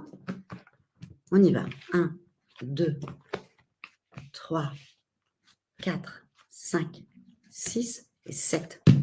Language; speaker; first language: French; native; French